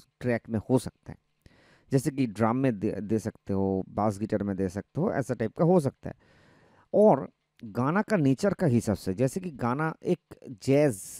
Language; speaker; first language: Hindi; non-native, local second language; Bangla